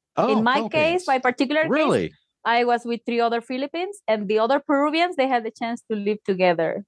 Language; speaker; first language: English; non-native, fluent; Spanish